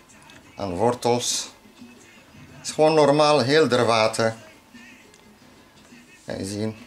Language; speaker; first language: Dutch; non-native, learner; Arabic